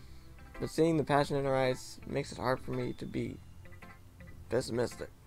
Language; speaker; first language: English; native; English